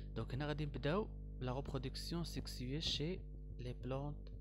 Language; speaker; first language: French; non-native, local second language; Arabic